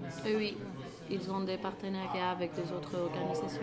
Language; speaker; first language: French; non-native, learner; Spanish